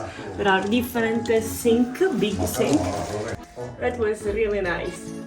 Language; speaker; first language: English; non-native, fluent; Italian